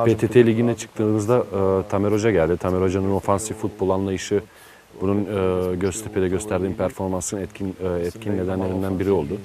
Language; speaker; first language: Turkish; native; Turkish